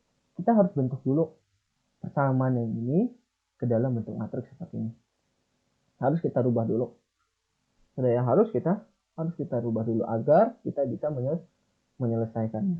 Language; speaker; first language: Indonesian; native; Indonesian